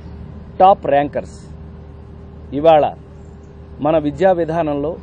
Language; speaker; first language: Telugu; native; Telugu